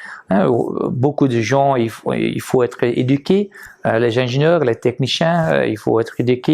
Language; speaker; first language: French; non-native, local second language; Dutch